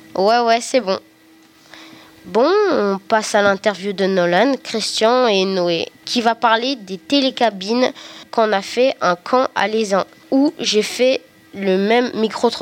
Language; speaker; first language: French; native; French